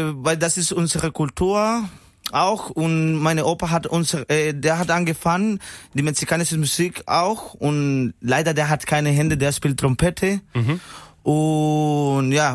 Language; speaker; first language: German; non-native, learner; Spanish